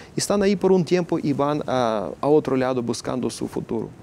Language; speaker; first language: Spanish; non-native, fluent; Ukrainian